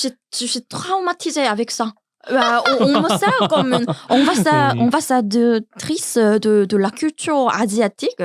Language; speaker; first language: French; non-native, learner; Korean